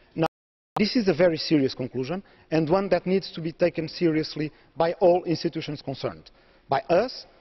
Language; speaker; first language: English; non-native, fluent; Portuguese